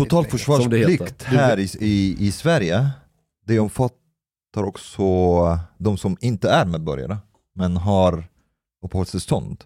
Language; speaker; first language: Swedish; non-native, fluent; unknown